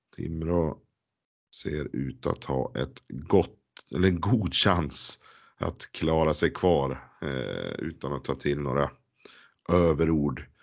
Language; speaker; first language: Swedish; native; Swedish